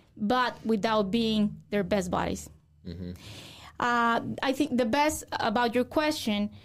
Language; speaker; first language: English; non-native, fluent; Spanish